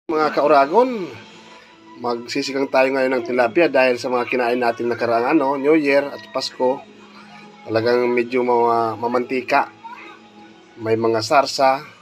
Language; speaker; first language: Filipino; non-native, local second language; Bikol